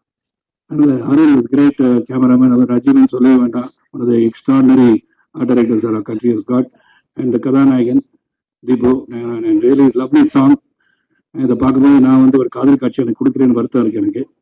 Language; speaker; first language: Tamil; native; Tamil